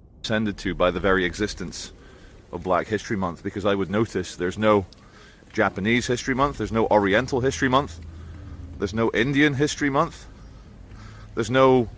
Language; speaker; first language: English; native; English